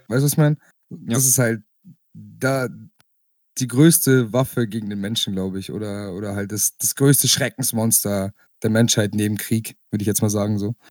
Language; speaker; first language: German; native; German